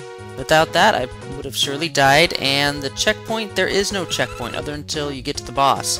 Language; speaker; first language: English; native; English